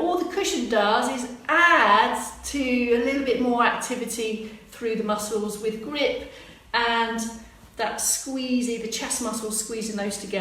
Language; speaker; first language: English; native; English